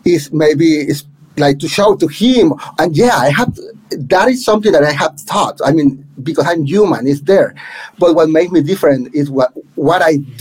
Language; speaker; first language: English; non-native, fluent; Spanish